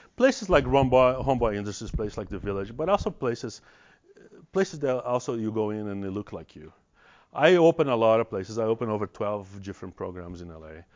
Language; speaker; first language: English; non-native, fluent; Portuguese